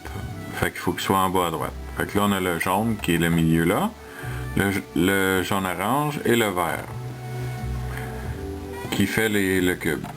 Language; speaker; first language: French; native; French